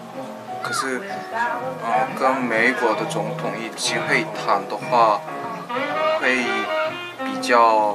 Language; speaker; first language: Chinese; non-native, fluent; Korean